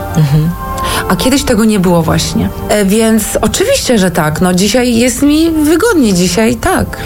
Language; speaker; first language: Polish; early bilingual, heritage; Polish